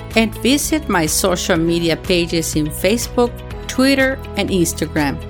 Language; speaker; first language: English; early bilingual, other home language; Spanish